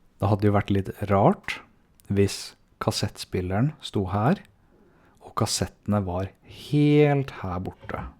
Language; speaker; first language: Norwegian; native; Norwegian